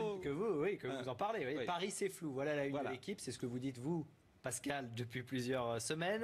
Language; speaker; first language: French; native; French